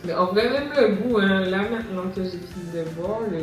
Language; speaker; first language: French; native; French